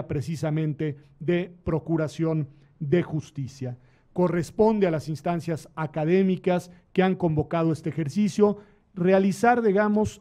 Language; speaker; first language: Spanish; native; Spanish